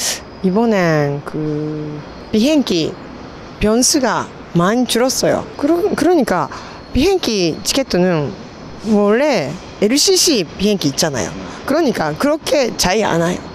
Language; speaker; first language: Korean; non-native, fluent; Japanese